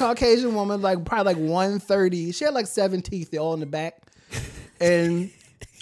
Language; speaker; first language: English; native; English